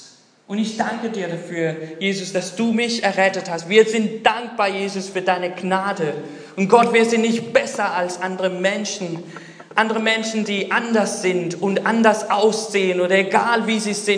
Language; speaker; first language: German; non-native, fluent; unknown